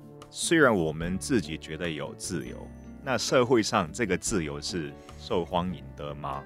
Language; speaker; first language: Chinese; non-native, fluent; Japanese